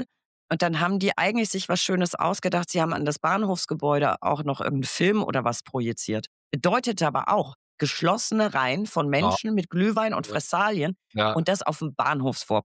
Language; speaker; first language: German; native; German